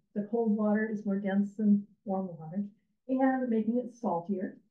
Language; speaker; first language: English; native; English